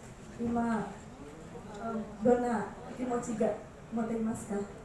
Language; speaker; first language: Japanese; non-native, learner; Indonesian